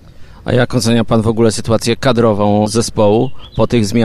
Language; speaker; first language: Polish; native; Polish